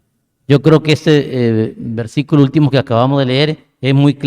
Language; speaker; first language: Spanish; native; Spanish